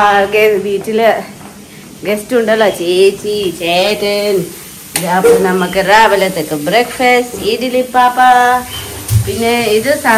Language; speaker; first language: Malayalam; non-native, learner; Nepali